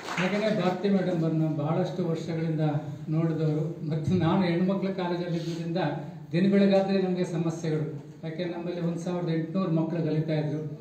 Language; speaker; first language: Kannada; native; Kannada